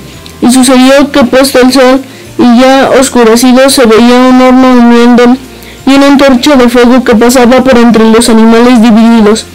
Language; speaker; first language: Spanish; native; Spanish